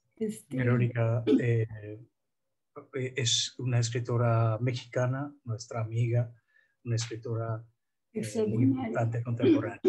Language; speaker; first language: Spanish; non-native, fluent; Bangla